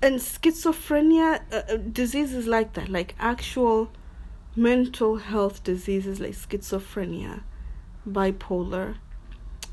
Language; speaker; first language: English; non-native, local second language; Swahili